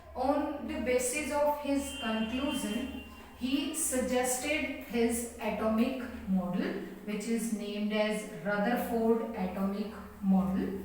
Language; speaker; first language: English; non-native, local second language; Hindi